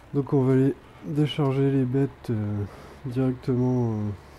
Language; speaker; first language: French; native; French